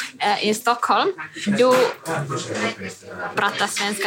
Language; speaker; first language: Swedish; non-native, learner; Finnish